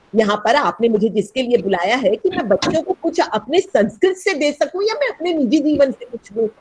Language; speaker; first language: Hindi; native; Hindi